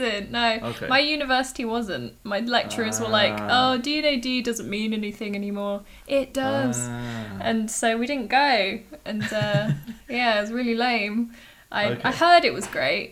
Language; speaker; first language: English; native; English